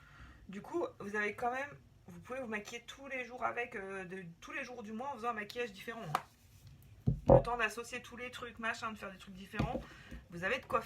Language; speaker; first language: French; native; French